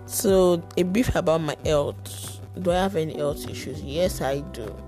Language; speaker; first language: English; non-native, local second language; Yoruba